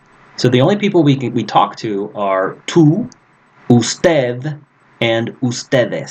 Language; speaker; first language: English; native; English